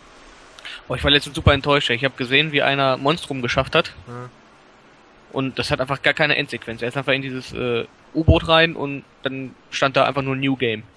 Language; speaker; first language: German; native; German